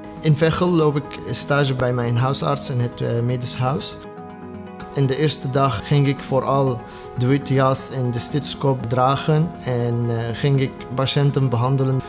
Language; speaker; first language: Dutch; non-native, fluent; Arabic